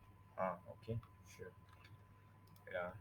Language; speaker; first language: English; non-native, local second language; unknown